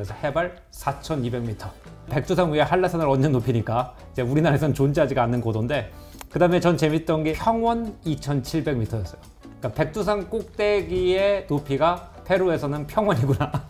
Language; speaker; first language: Korean; native; Korean